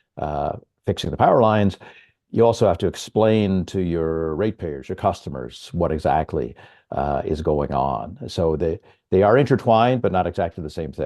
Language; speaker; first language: English; native; English